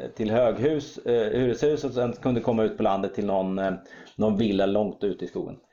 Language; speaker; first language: Swedish; early bilingual, other home language; German